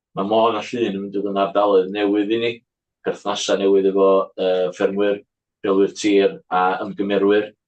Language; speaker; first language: Welsh; native; Welsh